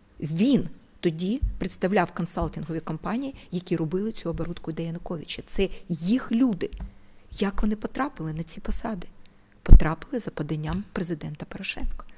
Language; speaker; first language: Ukrainian; non-native, local second language; Russian